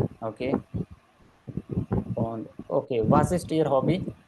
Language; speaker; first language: German; non-native, fluent; Hindi